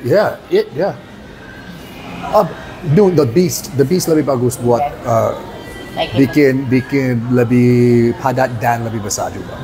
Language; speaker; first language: Indonesian; non-native, learner; English